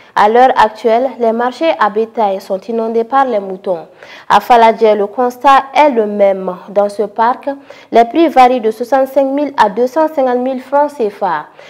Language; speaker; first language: French; non-native, local second language; Bambara